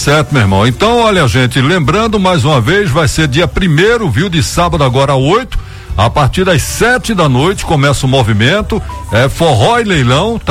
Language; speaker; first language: Portuguese; native; Portuguese